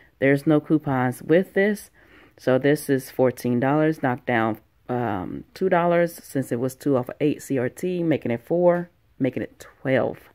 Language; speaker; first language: English; native; English